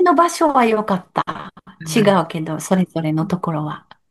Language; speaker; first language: Japanese; non-native, learner; French